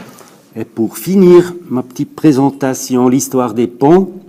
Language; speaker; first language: French; non-native, local second language; German